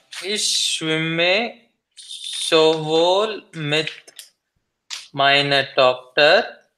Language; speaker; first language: German; non-native, learner; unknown